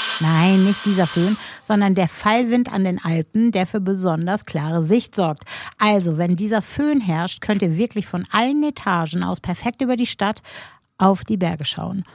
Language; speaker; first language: German; native; German